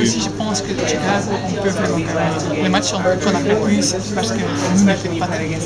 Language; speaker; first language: French; non-native, local second language; Dutch